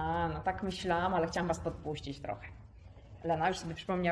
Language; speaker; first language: Polish; native; Polish